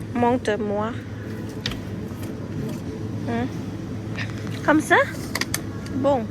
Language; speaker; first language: French; non-native, learner; Thai